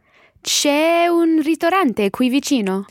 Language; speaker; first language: Italian; non-native, learner; English